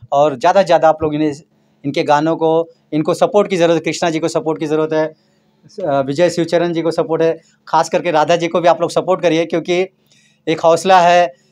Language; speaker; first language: Hindi; native; Hindi